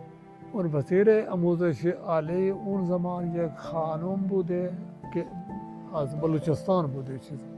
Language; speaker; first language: Persian; non-native, fluent; Urdu